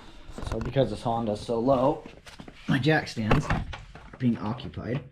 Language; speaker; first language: English; native; English